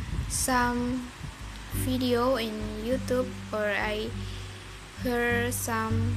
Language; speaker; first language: English; non-native, learner; Indonesian